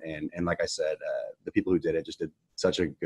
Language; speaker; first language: English; native; English